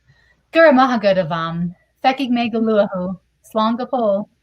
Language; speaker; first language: Irish; non-native, learner; English